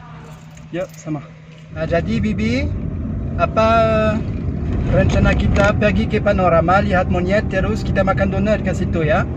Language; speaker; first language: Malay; non-native, fluent; French